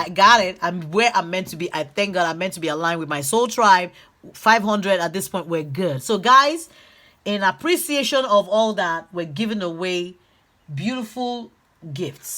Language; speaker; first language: English; native; English